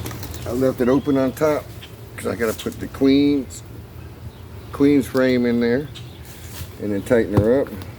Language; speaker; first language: English; native; English